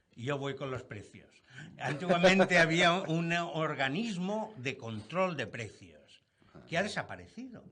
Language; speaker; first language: Spanish; non-native, local second language; Catalan